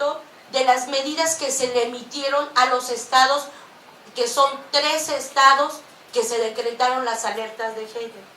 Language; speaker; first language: Spanish; native; Spanish